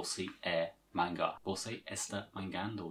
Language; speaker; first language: Portuguese; non-native, learner; English